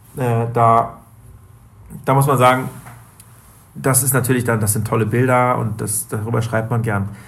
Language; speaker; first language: German; native; German